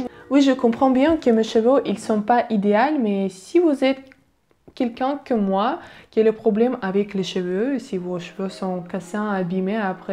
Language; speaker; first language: French; non-native, learner; Russian